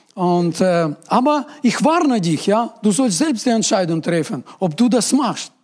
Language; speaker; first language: German; non-native, fluent; Russian